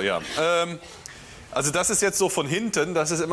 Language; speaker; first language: German; native; German